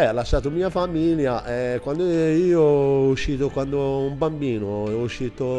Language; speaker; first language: Italian; non-native, learner; Arabic